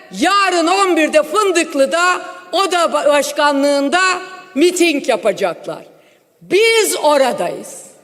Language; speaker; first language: Turkish; native; Turkish